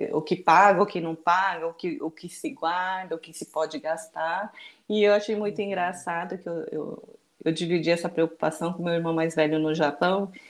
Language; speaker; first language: Portuguese; early bilingual, other home language; Japanese